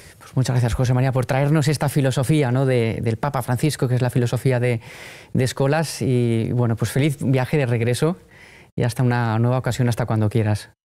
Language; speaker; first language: Spanish; native; Spanish